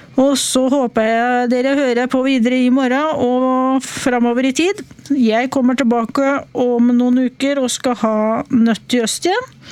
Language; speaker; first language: Norwegian; native; Norwegian